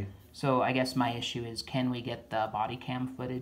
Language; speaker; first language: English; native; English